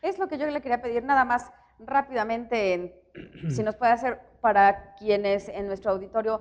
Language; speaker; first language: Spanish; native; Spanish